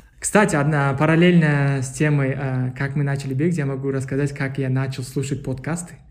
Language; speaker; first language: Russian; non-native, local second language; Uzbek